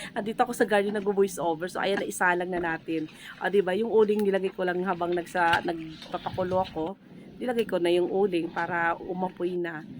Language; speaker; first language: Filipino; non-native, local second language; Cebuano